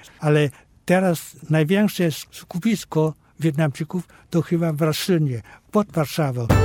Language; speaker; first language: Polish; non-native, fluent; Vietnamese